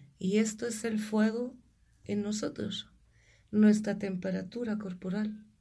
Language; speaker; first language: Spanish; non-native, fluent; German